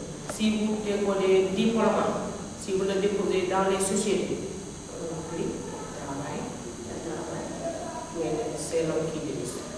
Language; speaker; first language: French; non-native, learner; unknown